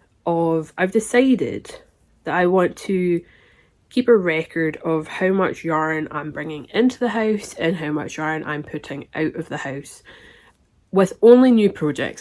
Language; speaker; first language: English; native; English